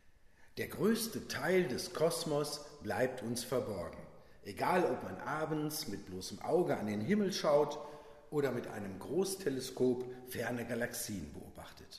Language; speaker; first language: German; native; German